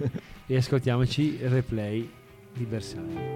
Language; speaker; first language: Italian; native; Italian